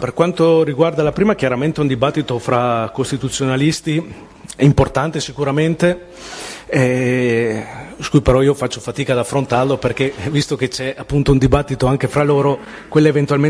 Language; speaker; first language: Italian; native; Italian